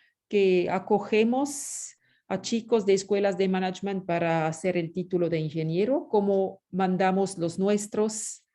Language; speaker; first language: Spanish; non-native, fluent; French